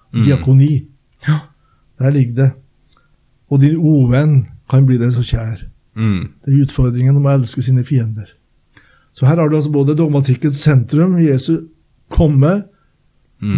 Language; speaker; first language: Norwegian; native; Norwegian